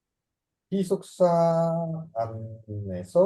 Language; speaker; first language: Korean; non-native, learner; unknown